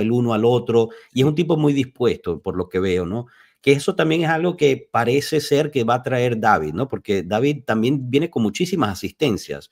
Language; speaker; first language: Spanish; native; Spanish